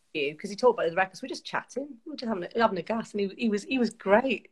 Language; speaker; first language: English; native; English